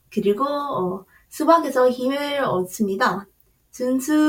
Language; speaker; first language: Korean; non-native, learner; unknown